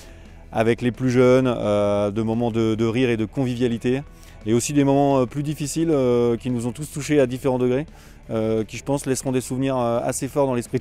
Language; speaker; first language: French; native; French